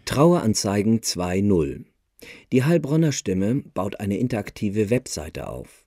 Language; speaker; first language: German; native; German